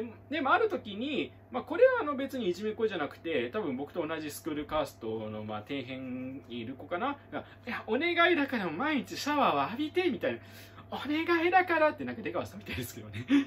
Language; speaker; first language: Japanese; native; Japanese